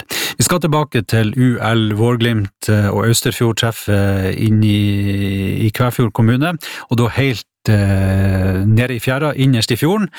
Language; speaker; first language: Norwegian; native; Norwegian